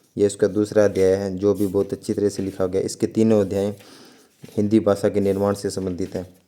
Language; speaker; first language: Hindi; native; Hindi